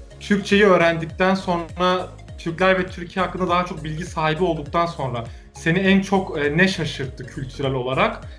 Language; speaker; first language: Turkish; native; Turkish